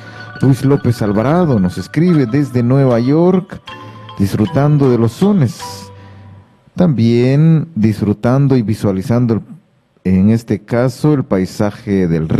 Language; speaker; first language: Spanish; native; Spanish